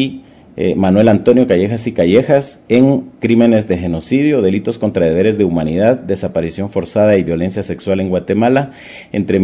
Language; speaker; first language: Spanish; native; Spanish